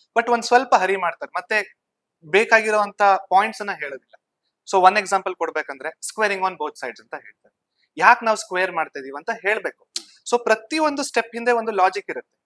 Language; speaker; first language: Kannada; native; Kannada